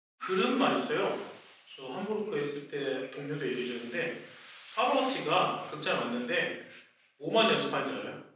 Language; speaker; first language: Korean; native; Korean